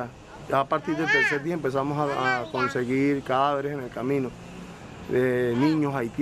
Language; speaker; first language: Spanish; native; Spanish